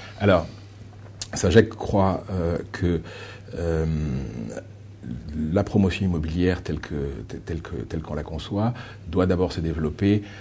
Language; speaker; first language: French; native; French